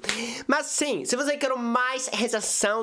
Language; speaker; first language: Portuguese; non-native, learner; English